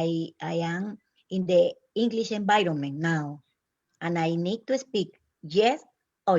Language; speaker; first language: English; non-native, learner; Spanish